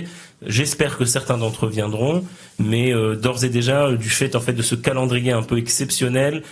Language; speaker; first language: French; native; French